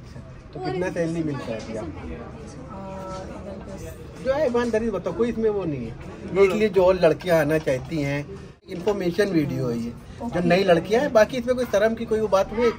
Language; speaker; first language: Hindi; native; Hindi